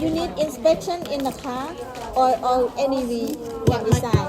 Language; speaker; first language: English; non-native, learner; Thai